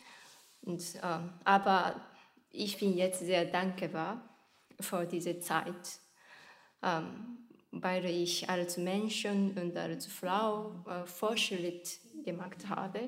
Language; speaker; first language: German; non-native, learner; Japanese